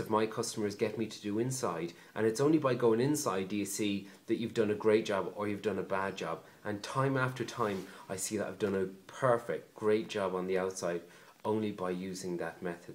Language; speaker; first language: English; native; English